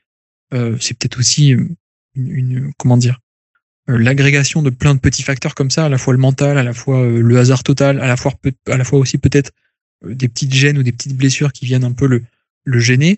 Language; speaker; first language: French; native; French